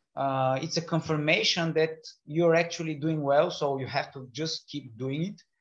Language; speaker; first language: English; non-native, fluent; Bulgarian